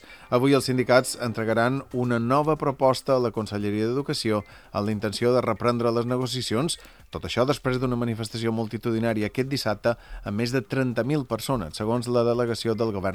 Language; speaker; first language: Catalan; native; Catalan